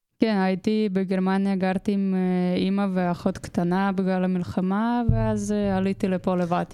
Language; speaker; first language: Hebrew; non-native, fluent; Russian